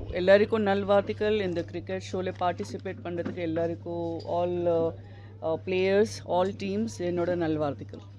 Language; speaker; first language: Tamil; non-native, fluent; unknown